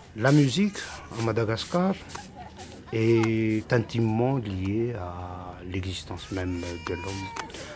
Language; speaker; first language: French; non-native, local second language; Malagasy